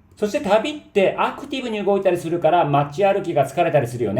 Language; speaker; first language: Japanese; native; Japanese